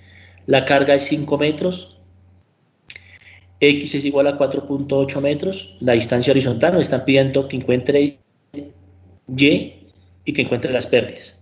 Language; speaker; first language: Spanish; native; Spanish